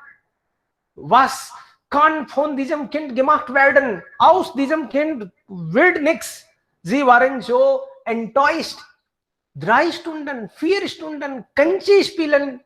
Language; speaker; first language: German; non-native, fluent; Hindi